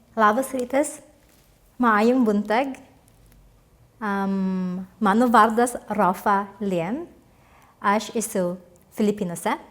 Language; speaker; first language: Lithuanian; non-native, learner; Cebuano